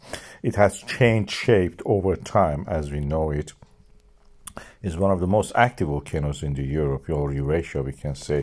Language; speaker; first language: English; non-native, fluent; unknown